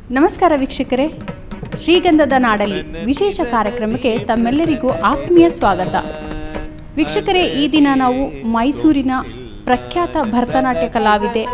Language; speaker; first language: Kannada; native; Kannada